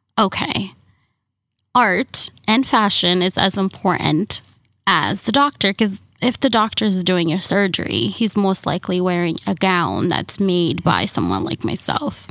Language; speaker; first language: English; early bilingual, other home language; Somali